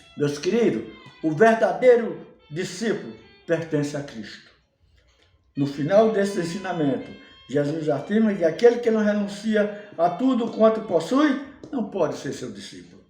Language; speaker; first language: Portuguese; native; Portuguese